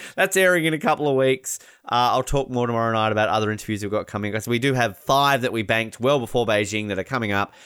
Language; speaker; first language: English; native; English